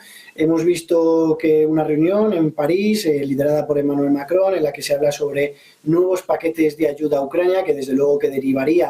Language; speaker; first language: Spanish; native; Spanish